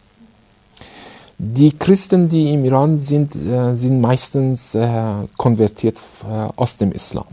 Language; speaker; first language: German; non-native, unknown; Persian